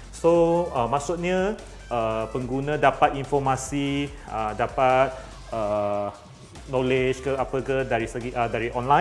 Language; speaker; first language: Malay; native; Malay